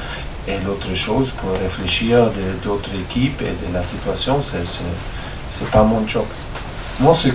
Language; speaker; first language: French; non-native, learner; German